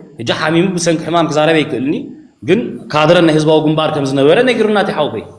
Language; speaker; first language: Tigrinya; early bilingual, heritage; Tigrinya